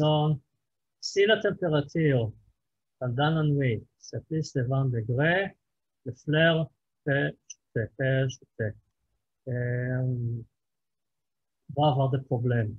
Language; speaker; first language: French; non-native, fluent; Hebrew